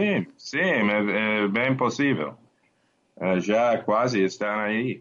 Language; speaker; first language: Portuguese; non-native, learner; Spanish